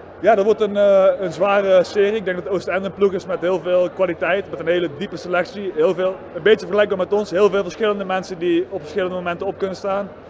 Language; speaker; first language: Dutch; native; Dutch